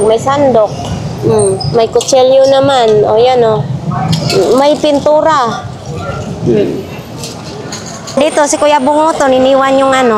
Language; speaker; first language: Filipino; native; Filipino